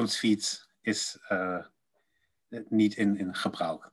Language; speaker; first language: Dutch; non-native, learner; German